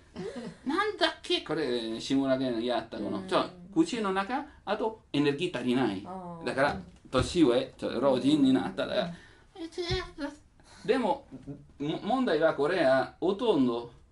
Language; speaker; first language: Japanese; non-native, learner; Italian